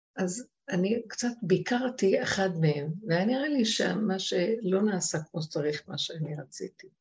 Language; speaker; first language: Hebrew; native; Hebrew